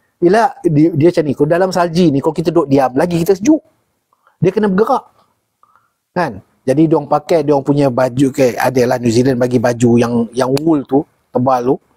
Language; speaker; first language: Malay; native; Malay